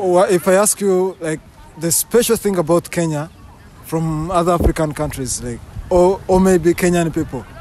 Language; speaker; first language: English; non-native, local second language; Kinyarwanda